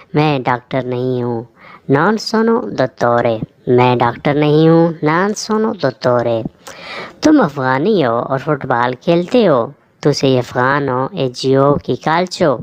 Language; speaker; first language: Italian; non-native, learner; Urdu